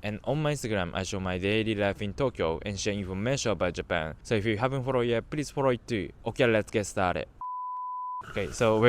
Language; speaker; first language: English; non-native, fluent; Japanese